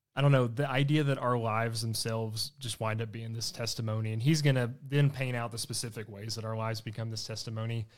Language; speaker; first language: English; native; English